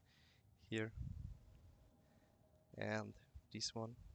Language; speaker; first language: English; non-native, fluent; German